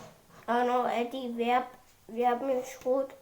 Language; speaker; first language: German; early bilingual, other home language; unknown